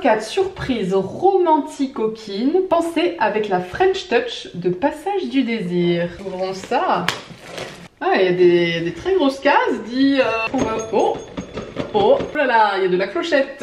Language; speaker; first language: French; native; French